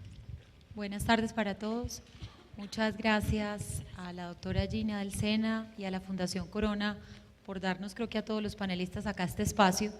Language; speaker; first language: Spanish; native; Spanish